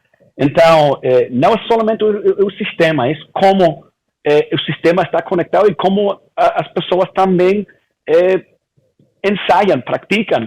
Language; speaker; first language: Portuguese; early bilingual, heritage; Portuguese